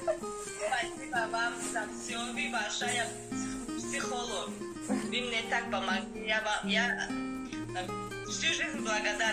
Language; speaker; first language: Russian; non-native, learner; Tajik